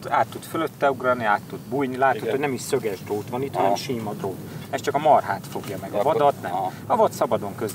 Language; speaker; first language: Hungarian; native; Hungarian